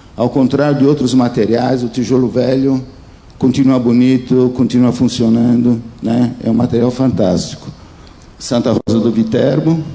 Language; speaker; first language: Portuguese; early bilingual, other home language; Italian